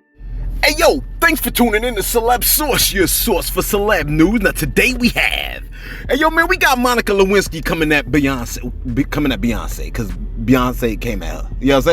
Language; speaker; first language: English; native; English